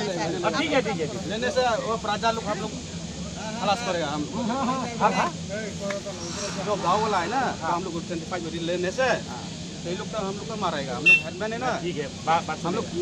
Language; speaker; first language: Hindi; non-native, local second language; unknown